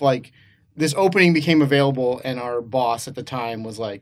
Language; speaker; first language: English; native; English